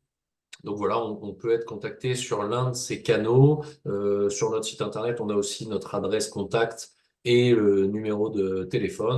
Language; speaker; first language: French; native; French